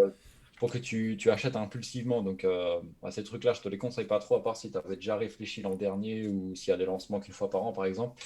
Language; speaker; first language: French; native; French